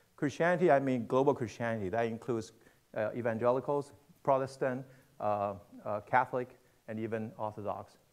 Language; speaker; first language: English; non-native, fluent; Chinese